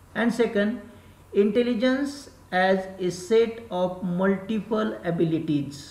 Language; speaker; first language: Hindi; non-native, local second language; Marathi